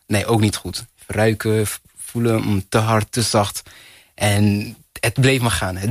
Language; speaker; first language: Dutch; early bilingual, other home language; Kinyarwanda